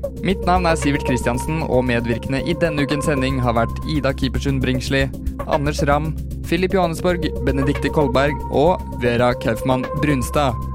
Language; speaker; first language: Norwegian; native; Norwegian